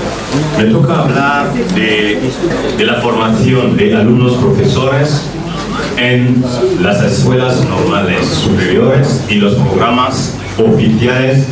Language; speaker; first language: Spanish; non-native, fluent; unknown